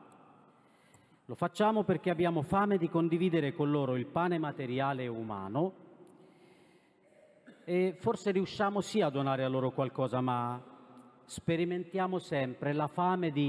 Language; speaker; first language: Italian; non-native, fluent; Romanian